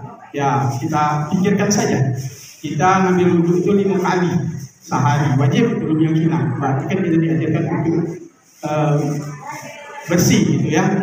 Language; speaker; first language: Indonesian; native; Indonesian